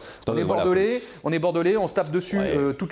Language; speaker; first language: French; native; French